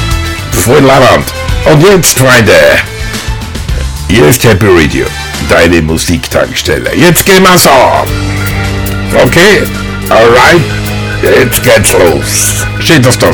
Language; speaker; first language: German; native; German